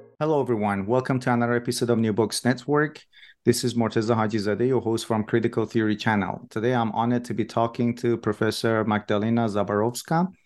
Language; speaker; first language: English; non-native, fluent; Persian